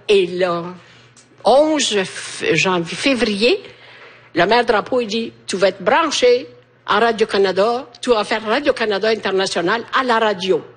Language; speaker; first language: French; non-native, fluent; Italian